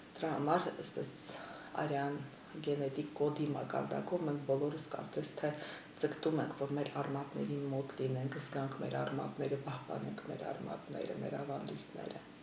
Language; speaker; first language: Armenian; native; Armenian